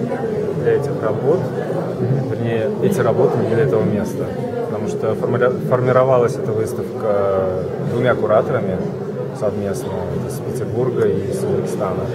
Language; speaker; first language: Russian; native; Russian